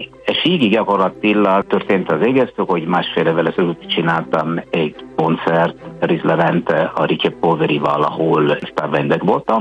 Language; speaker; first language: Hungarian; non-native, fluent; Italian